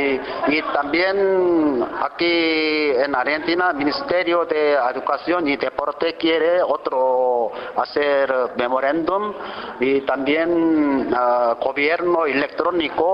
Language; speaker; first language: Spanish; non-native, learner; Korean